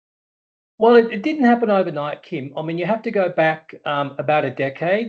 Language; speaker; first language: English; native; English